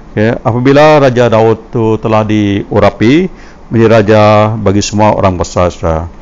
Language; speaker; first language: Malay; non-native, local second language; Iban